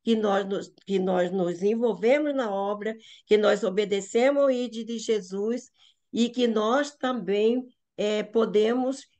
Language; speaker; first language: Portuguese; native; Portuguese